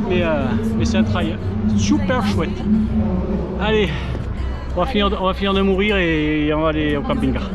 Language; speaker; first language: French; native; French